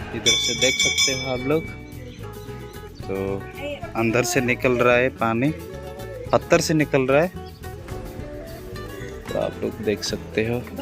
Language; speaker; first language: Hindi; non-native, local second language; Odia